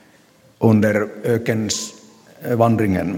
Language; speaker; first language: Swedish; non-native, local second language; Finnish